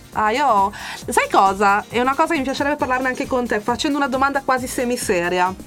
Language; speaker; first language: Italian; native; Italian